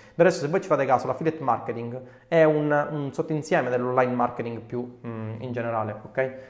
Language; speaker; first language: Italian; native; Italian